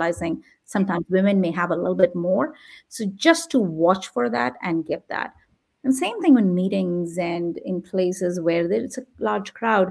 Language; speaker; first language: English; non-native, local second language; Tamil